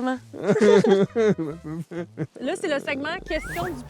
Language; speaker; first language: French; native; French